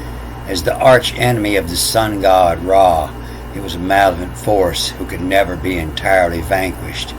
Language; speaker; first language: English; native; English